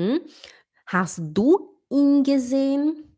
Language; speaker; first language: German; non-native, fluent; Portuguese